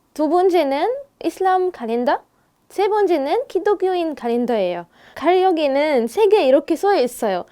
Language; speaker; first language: Korean; non-native, fluent; Arabic